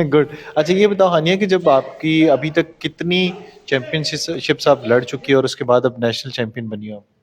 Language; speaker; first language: Urdu; native; Urdu